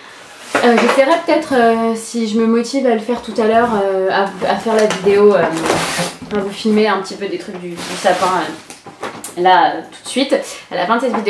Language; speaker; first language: French; native; French